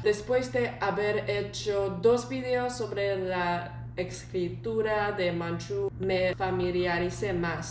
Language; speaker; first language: Spanish; non-native, learner; Chinese